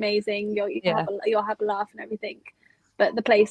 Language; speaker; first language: English; native; English